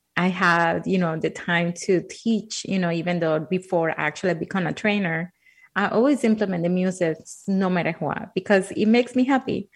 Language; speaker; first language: English; non-native, fluent; Spanish